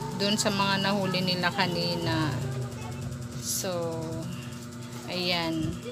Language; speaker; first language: Filipino; non-native, local second language; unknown